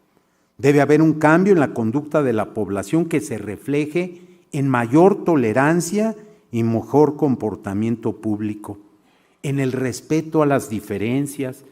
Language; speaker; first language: Spanish; native; Spanish